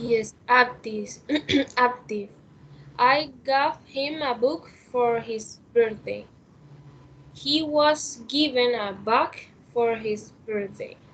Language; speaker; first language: English; non-native, learner; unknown